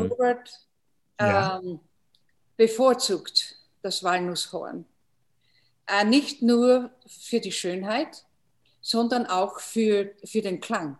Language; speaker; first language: German; non-native, fluent; English